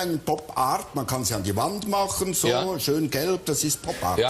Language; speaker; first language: German; native; German